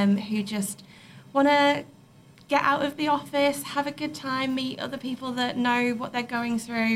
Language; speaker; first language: English; native; English